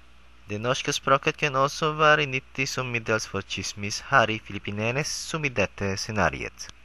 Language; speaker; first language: Norwegian; non-native, learner; Filipino